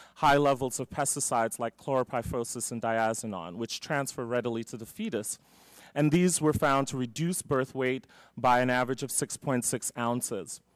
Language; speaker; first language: English; native; English